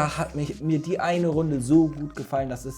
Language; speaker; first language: German; native; German